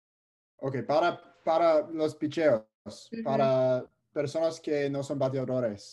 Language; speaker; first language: Spanish; early bilingual, heritage; English